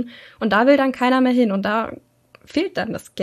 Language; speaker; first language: German; native; German